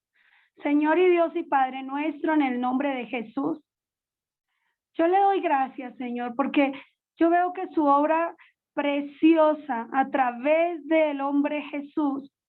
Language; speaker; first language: Spanish; native; Spanish